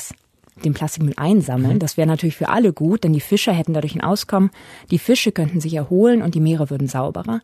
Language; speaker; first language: German; native; German